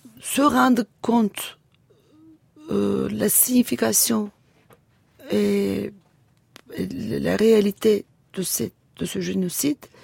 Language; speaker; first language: French; non-native, fluent; Turkish